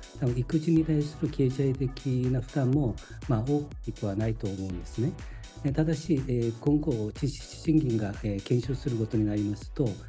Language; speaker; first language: Japanese; non-native, fluent; Korean